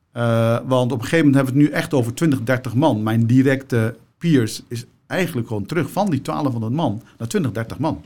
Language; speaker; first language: Dutch; early bilingual, other home language; Turkish